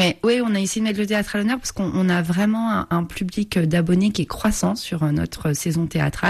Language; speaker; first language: French; native; French